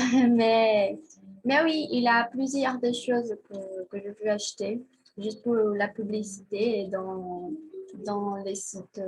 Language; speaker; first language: French; non-native, learner; Portuguese